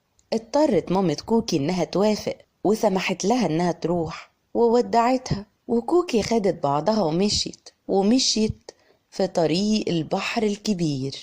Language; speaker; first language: Arabic; native; Arabic